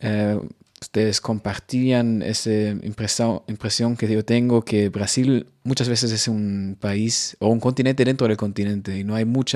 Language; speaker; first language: Spanish; non-native, fluent; German